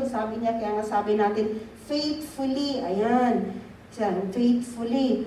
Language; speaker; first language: Filipino; native; Filipino